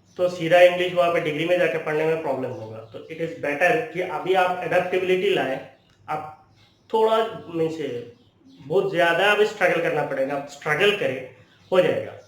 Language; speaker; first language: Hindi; non-native, local second language; Bangla